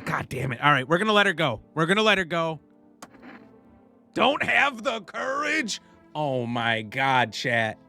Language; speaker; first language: English; native; English